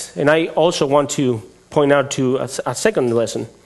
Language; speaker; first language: English; non-native, fluent; Spanish